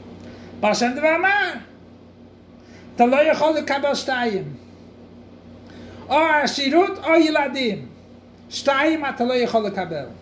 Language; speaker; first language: Hebrew; non-native, fluent; English